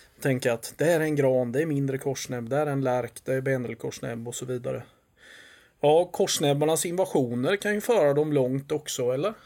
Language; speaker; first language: Swedish; native; Swedish